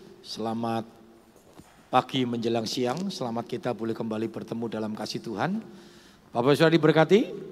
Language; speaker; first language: Indonesian; non-native, local second language; Javanese